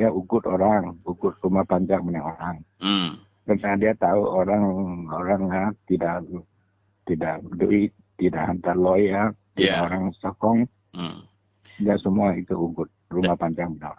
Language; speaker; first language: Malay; non-native, local second language; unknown